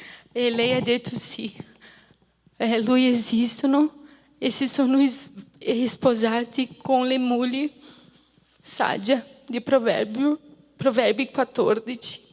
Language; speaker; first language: Italian; non-native, fluent; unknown